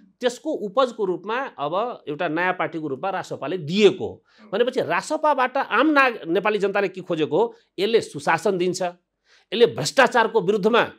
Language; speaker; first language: Nepali; non-native, local second language; Maithili